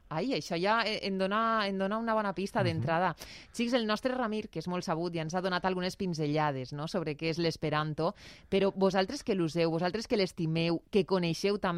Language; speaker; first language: Catalan; native; Catalan